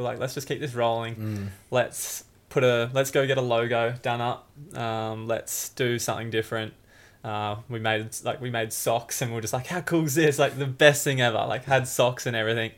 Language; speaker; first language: English; native; English